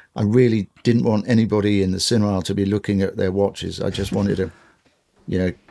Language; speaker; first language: English; native; English